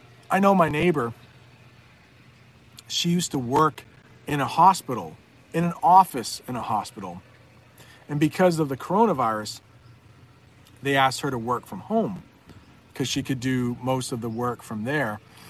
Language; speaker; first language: English; native; English